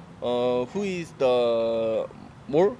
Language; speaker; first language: English; non-native, learner; Korean